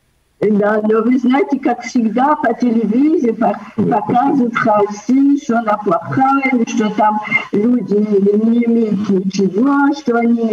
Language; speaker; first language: Russian; early bilingual, heritage; Russian